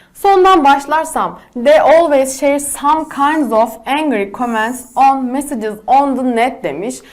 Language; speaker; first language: English; non-native, fluent; Turkish